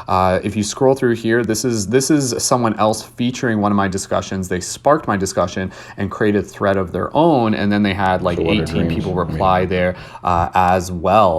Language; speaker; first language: English; native; English